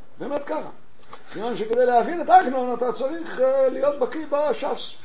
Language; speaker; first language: Hebrew; native; Hebrew